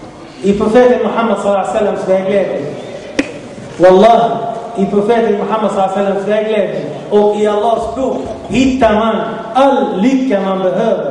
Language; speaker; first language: Swedish; non-native, fluent; Arabic